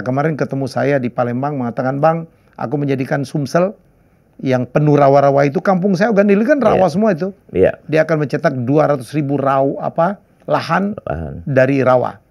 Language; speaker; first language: Indonesian; native; Indonesian